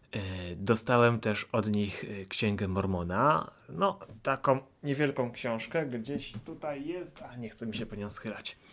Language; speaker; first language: Polish; native; Polish